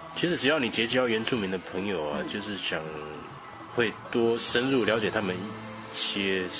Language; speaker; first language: Chinese; native; Chinese